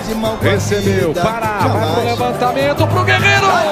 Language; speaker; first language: Portuguese; native; Portuguese